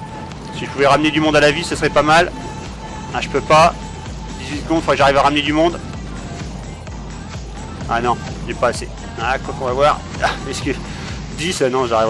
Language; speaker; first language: French; native; French